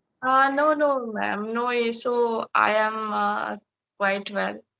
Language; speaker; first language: English; non-native, learner; Hindi